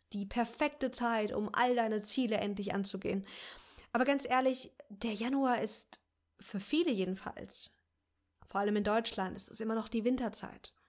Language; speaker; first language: German; native; German